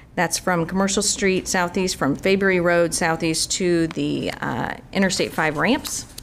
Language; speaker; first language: English; native; English